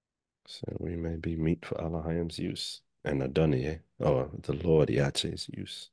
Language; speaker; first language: English; native; English